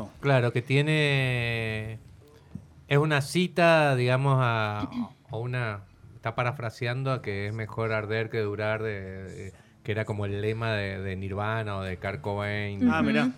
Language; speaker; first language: Spanish; native; Spanish